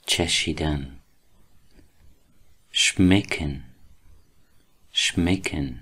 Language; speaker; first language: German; non-native, learner; Persian